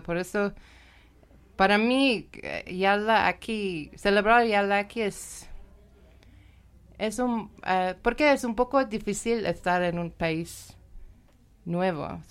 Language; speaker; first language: Spanish; non-native, learner; Persian